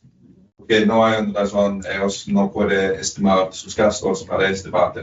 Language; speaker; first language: Spanish; non-native, fluent; English